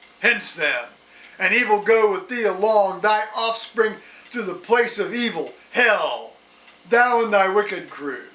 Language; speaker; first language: English; native; English